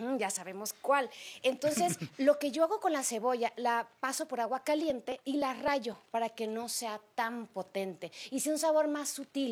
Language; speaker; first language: Spanish; native; Spanish